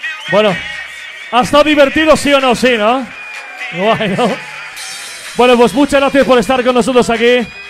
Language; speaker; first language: Spanish; native; Spanish